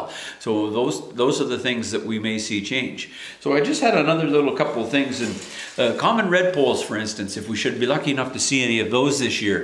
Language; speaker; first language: English; native; English